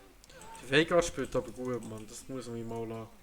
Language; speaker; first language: German; native; German